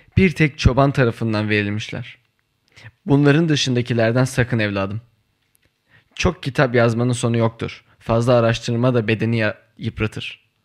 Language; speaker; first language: Turkish; native; Turkish